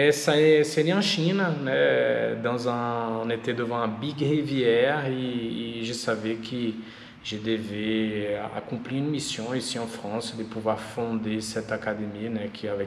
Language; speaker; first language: French; non-native, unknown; Portuguese